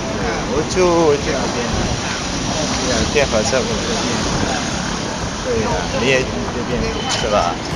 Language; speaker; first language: Chinese; non-native, learner; Italian